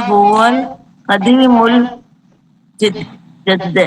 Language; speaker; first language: Arabic; non-native, learner; Urdu